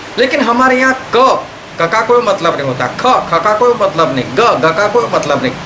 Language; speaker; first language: Hindi; non-native, local second language; Gujarati